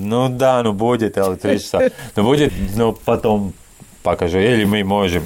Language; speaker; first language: Russian; non-native, local second language; Latvian